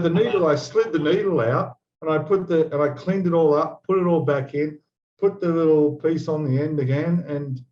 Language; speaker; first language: English; native; English